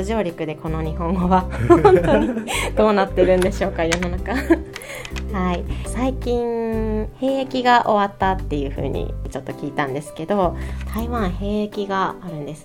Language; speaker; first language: Japanese; native; Japanese